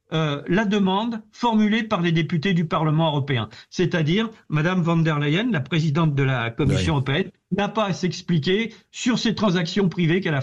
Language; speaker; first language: French; native; French